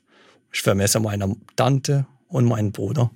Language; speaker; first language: German; non-native, fluent; Arabic